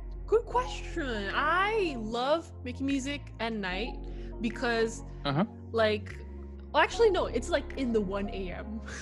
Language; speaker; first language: English; early bilingual, other home language; Indonesian